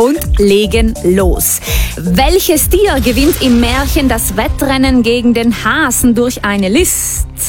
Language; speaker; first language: German; native; German